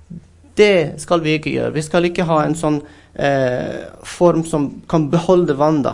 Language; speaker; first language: Norwegian; non-native, fluent; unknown